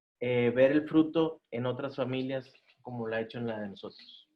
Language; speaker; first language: Spanish; native; Spanish